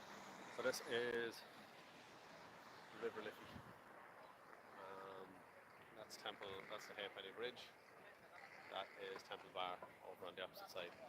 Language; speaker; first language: English; native; English